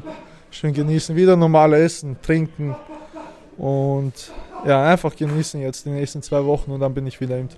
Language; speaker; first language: German; early bilingual, other home language; Serbian